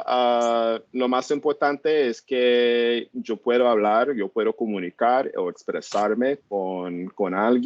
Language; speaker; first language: Spanish; non-native, learner; English